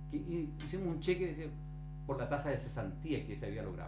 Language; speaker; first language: Spanish; native; Spanish